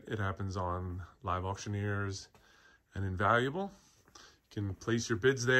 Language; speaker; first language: English; native; English